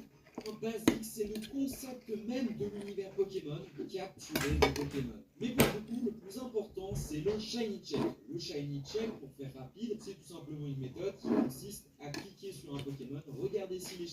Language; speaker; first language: French; native; French